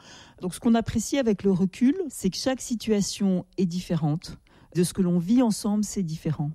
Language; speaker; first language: French; native; French